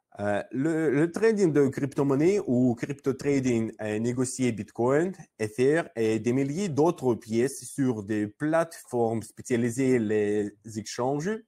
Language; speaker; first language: French; non-native, learner; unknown